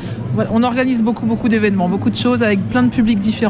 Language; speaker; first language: French; native; French